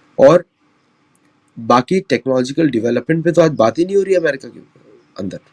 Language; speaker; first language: Hindi; native; Hindi